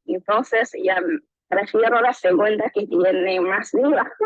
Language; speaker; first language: Spanish; non-native, learner; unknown